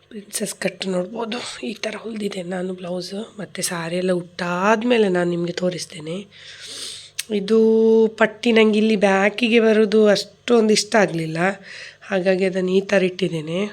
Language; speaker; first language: Kannada; non-native, local second language; Tulu